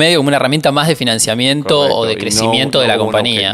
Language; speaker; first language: Spanish; native; Spanish